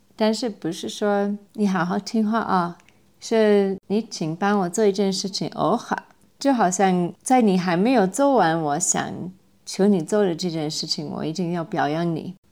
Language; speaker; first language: Chinese; non-native, fluent; English